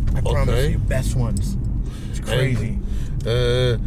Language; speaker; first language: English; native; English